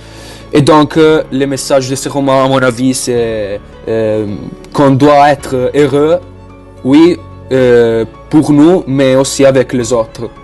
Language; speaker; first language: French; non-native, learner; Italian